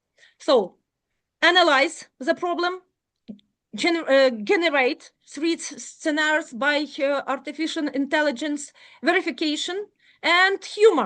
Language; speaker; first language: English; non-native, learner; Ukrainian